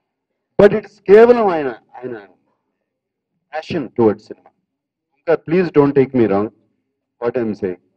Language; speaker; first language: Telugu; native; Telugu